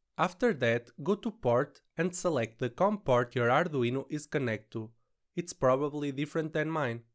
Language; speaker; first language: English; non-native, fluent; Portuguese